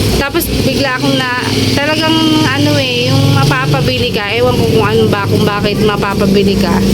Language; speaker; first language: Filipino; native; Filipino